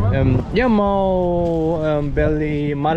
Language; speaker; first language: Indonesian; non-native, learner; German